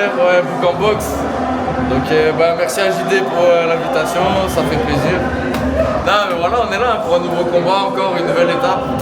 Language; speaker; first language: French; native; French